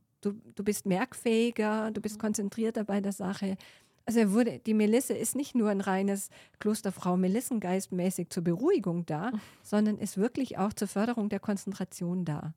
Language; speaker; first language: German; native; German